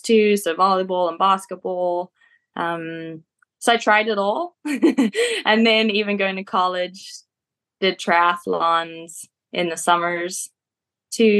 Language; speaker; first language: English; native; English